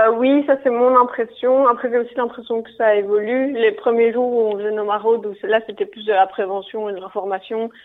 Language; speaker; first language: French; native; French